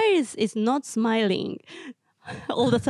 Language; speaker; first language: English; non-native, learner; Japanese